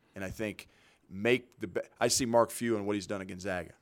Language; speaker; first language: English; native; English